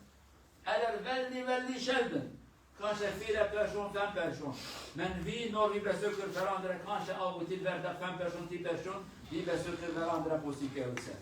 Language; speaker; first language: Swedish; non-native, learner; Kurdish